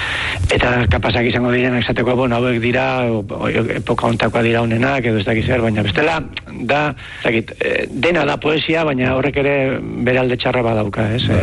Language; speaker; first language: Basque; native; Basque